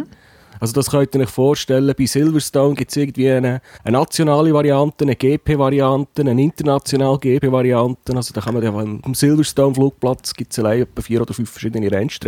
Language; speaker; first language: German; native; German